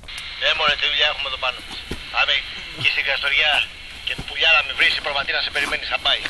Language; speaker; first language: Greek; native; Greek